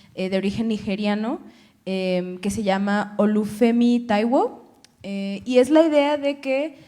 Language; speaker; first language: Spanish; early bilingual, other home language; English